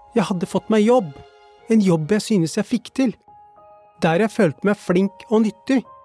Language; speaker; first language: Norwegian; early bilingual, other home language; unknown